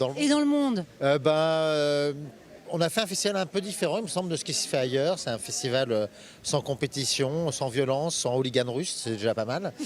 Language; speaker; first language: French; native; French